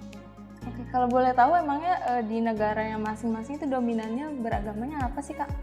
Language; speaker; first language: Indonesian; native; Indonesian